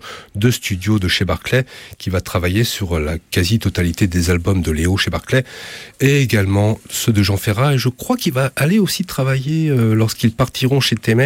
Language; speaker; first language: French; native; French